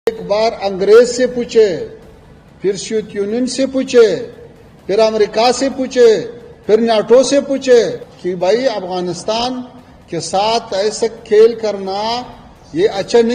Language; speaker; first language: Hindi; non-native, fluent; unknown